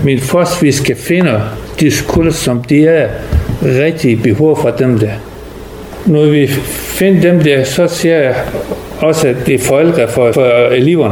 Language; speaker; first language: Danish; non-native, learner; Persian